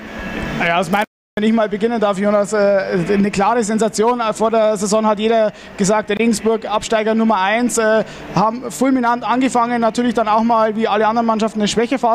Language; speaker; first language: German; native; German